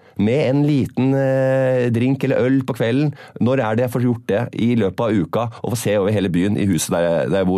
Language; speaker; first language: Norwegian; native; Norwegian